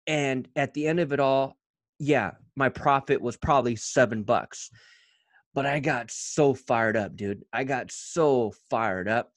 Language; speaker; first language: English; native; English